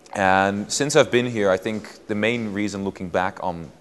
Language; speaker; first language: English; non-native, fluent; Dutch